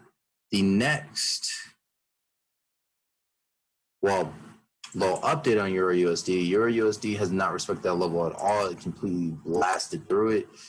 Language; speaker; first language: English; native; English